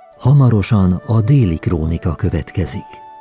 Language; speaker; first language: Hungarian; native; Hungarian